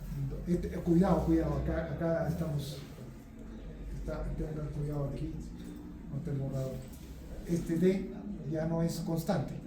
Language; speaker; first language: Spanish; native; Spanish